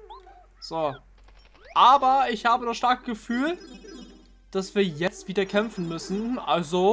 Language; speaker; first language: German; native; German